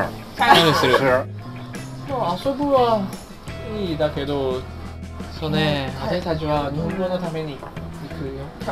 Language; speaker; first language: Japanese; non-native, learner; Korean